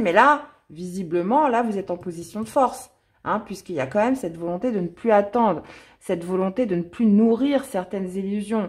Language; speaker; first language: French; native; French